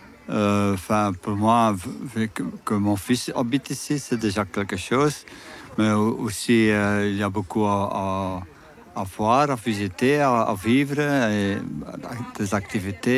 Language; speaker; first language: French; non-native, local second language; Dutch